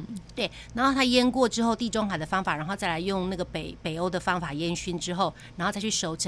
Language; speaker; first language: Chinese; native; Chinese